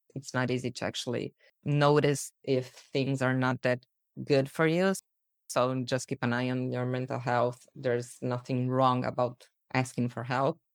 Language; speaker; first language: English; early bilingual, other home language; Portuguese